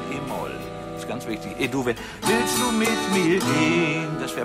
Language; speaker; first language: German; native; German